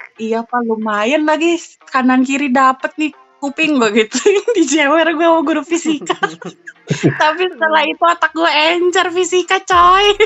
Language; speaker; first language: Indonesian; native; Indonesian